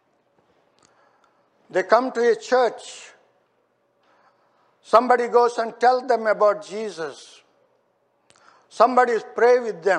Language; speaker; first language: English; non-native, local second language; Telugu